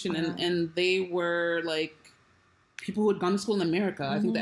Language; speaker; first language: English; native; English